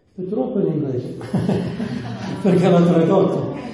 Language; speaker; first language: Italian; non-native, fluent; English